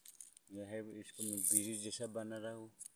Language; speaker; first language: Hindi; non-native, local second language; Garo